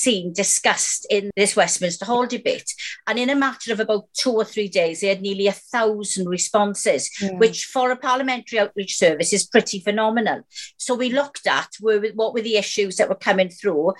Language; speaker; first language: English; native; English